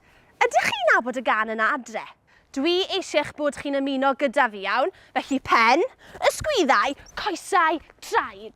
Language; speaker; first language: Welsh; native; Welsh